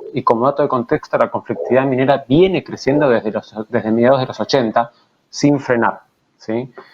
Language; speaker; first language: Spanish; native; Spanish